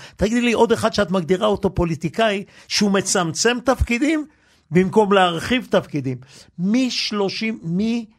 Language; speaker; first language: Hebrew; early bilingual, other home language; Yiddish